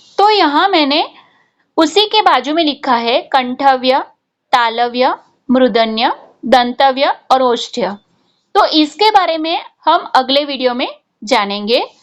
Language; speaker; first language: Hindi; non-native, local second language; Gujarati